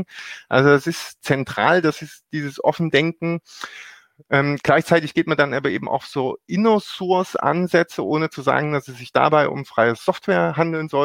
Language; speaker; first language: German; native; German